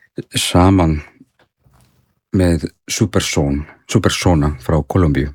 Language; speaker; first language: Icelandic; non-native, learner; Spanish